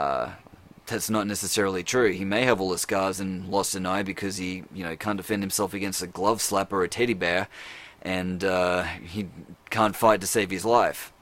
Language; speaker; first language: English; native; English